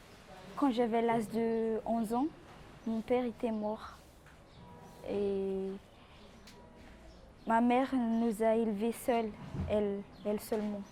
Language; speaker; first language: French; non-native, local second language; Malagasy